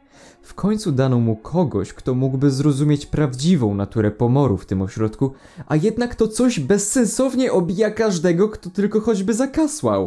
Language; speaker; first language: Polish; native; Polish